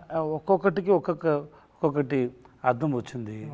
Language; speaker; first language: Telugu; non-native, learner; Tamil